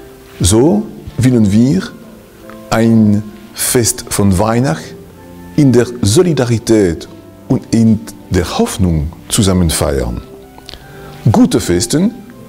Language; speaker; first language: German; non-native, local second language; French